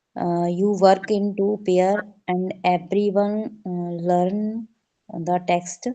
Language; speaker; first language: English; non-native, local second language; Hindi